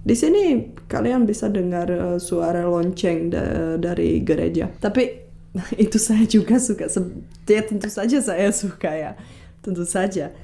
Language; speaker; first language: Indonesian; non-native, fluent; Czech